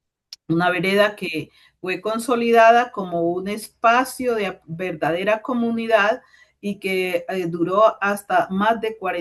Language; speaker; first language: Spanish; native; Spanish